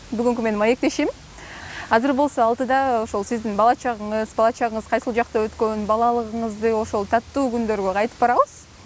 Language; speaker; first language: Kyrgyz; native; Kyrgyz